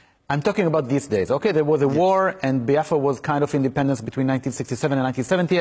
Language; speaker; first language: English; non-native, fluent; Hebrew